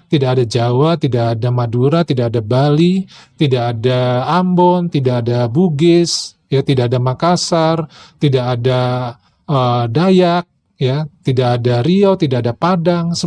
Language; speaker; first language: Indonesian; native; Indonesian